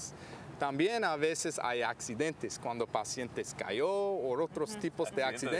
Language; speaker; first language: Spanish; non-native, fluent; English